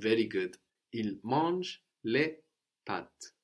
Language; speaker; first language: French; non-native, fluent; English